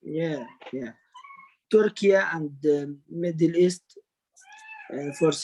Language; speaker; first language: English; non-native, learner; Arabic